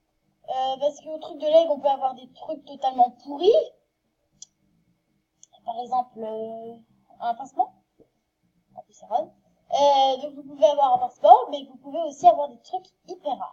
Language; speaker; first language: French; native; French